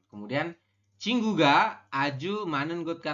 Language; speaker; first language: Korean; non-native, fluent; Indonesian